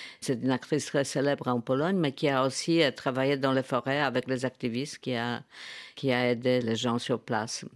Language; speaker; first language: French; non-native, fluent; Polish